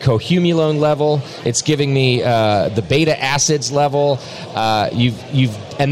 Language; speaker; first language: English; native; English